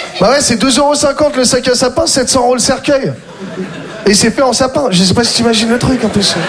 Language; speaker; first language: French; native; French